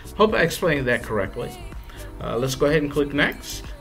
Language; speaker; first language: English; native; English